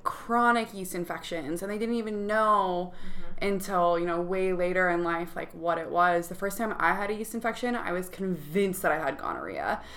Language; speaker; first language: English; native; English